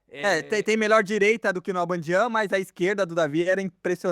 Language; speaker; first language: Portuguese; native; Portuguese